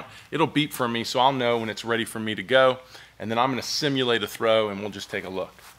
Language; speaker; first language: English; native; English